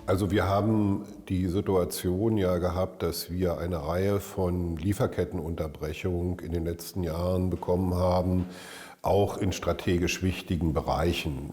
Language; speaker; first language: German; native; German